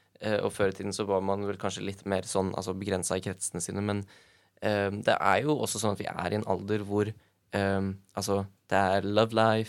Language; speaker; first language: Norwegian; native; Norwegian